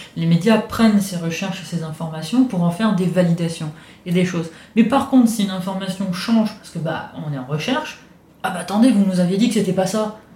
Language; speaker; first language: French; non-native, fluent; Italian